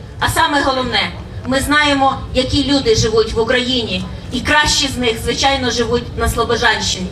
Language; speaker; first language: Ukrainian; native; Ukrainian